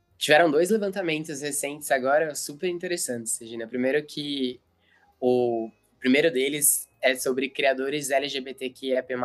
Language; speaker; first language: Portuguese; native; Portuguese